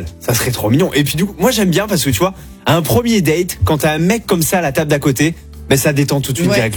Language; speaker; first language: French; native; French